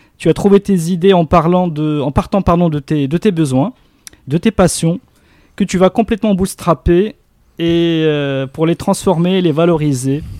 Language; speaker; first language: French; non-native, local second language; Arabic